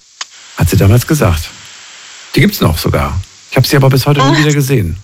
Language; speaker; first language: German; native; German